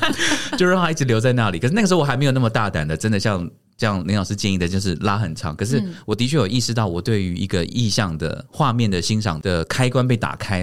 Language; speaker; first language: Chinese; native; Chinese